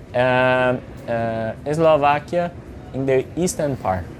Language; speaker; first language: English; non-native, fluent; Portuguese